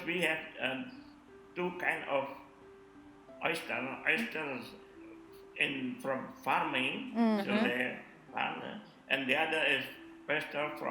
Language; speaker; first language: English; non-native, learner; Indonesian